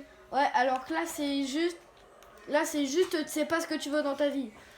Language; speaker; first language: French; native; French